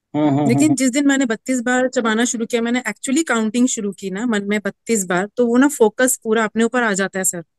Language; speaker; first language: Hindi; native; Hindi